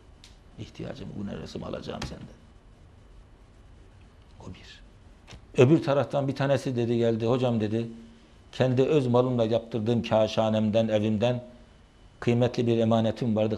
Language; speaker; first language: Turkish; native; Turkish